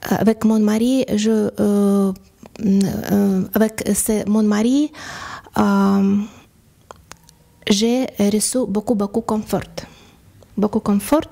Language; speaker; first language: French; non-native, learner; Russian